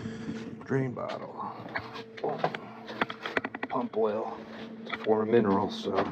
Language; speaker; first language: English; native; English